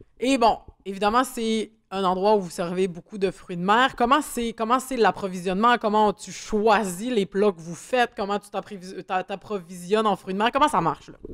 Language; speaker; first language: French; native; French